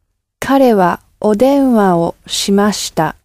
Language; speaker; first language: Japanese; non-native, learner; English